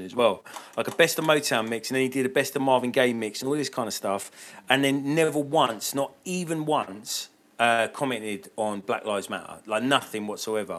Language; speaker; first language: English; native; English